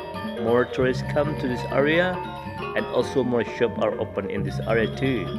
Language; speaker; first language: English; non-native, learner; Indonesian